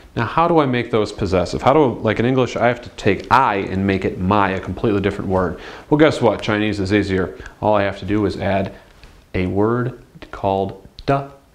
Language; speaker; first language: English; native; English